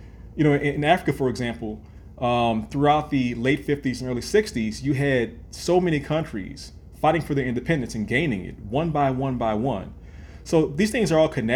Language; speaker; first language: English; native; English